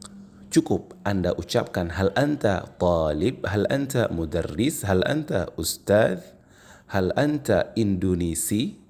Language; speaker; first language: Arabic; non-native, fluent; Indonesian